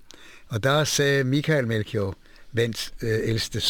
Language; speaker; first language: Danish; non-native, fluent; Hebrew